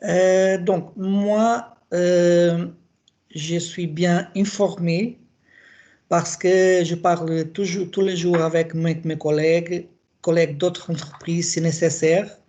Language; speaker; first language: French; non-native, learner; Portuguese